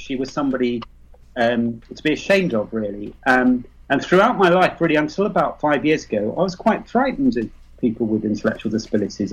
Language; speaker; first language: English; native; English